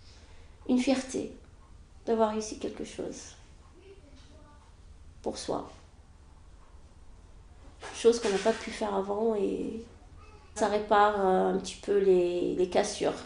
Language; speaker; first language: French; non-native, fluent; Arabic